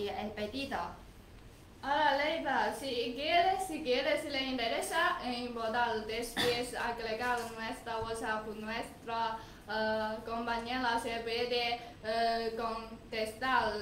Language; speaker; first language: Spanish; non-native, learner; Chinese